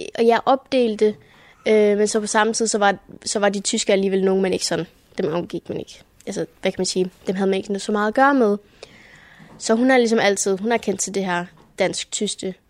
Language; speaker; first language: Danish; early bilingual, heritage; Danish